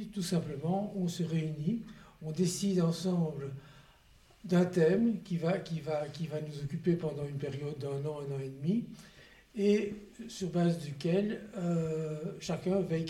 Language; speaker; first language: French; native; French